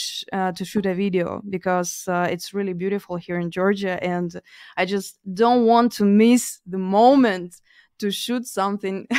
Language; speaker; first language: English; non-native, fluent; Russian